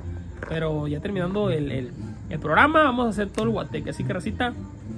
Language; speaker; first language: Spanish; native; Spanish